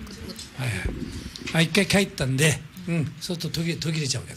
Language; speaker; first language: Japanese; native; Japanese